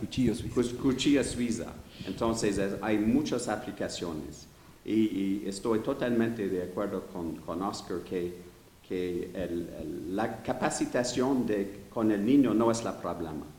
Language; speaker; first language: Spanish; non-native, learner; English